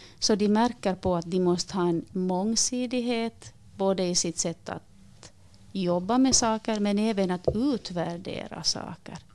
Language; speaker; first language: Swedish; native; Swedish